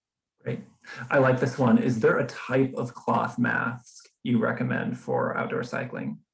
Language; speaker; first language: English; native; English